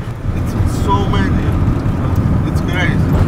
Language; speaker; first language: English; non-native, learner; Ukrainian